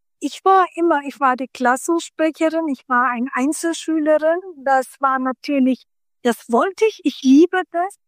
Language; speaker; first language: German; early bilingual, other home language; Turkish